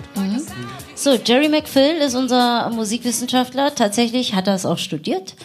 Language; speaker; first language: German; early bilingual, other home language; Persian